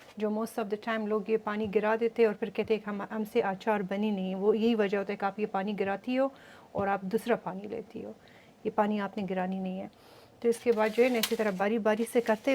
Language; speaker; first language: Urdu; native; Urdu